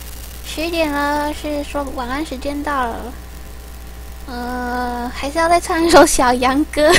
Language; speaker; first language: Chinese; native; Chinese